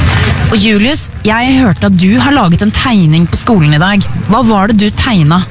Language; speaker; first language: Norwegian; native; Norwegian